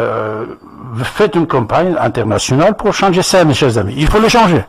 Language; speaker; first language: French; non-native, fluent; Persian